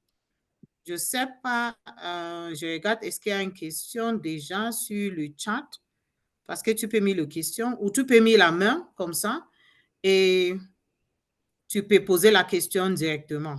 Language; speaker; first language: French; non-native, learner; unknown